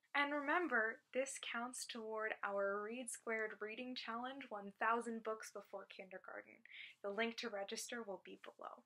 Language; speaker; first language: English; native; English